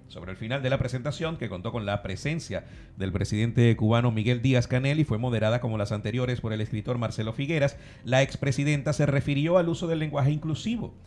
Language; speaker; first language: Spanish; native; Spanish